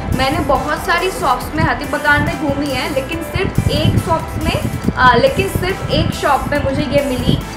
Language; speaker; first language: Hindi; non-native, local second language; Bangla